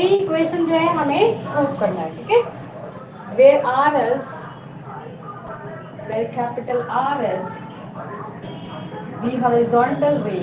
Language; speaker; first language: Hindi; native; Hindi